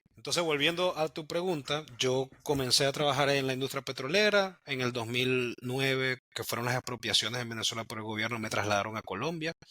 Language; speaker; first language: Spanish; native; Spanish